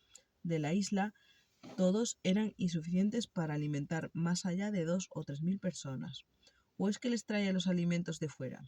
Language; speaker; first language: Spanish; native; Spanish